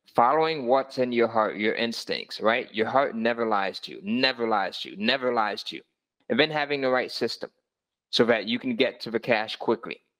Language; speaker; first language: English; native; English